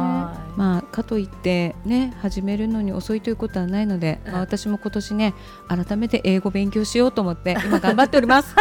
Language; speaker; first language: Japanese; native; Japanese